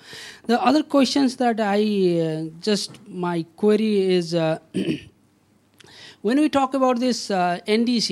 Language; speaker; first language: English; non-native, local second language; Nepali